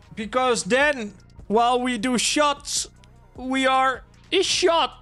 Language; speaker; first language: English; non-native, fluent; Dutch